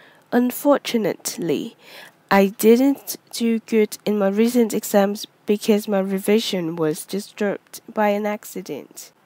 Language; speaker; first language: English; non-native, local second language; Cantonese